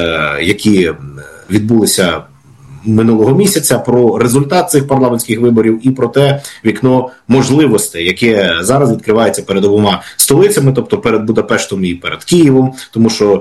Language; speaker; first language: Ukrainian; native; Ukrainian